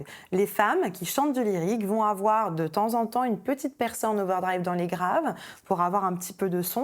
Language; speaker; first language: French; native; French